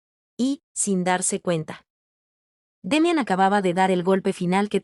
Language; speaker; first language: Spanish; native; Spanish